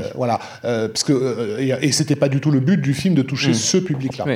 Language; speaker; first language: French; native; French